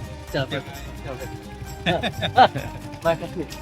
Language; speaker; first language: English; non-native, learner; Malay